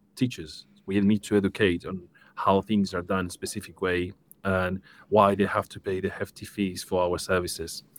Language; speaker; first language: English; non-native, fluent; Spanish